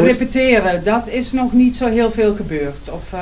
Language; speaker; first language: Dutch; native; Dutch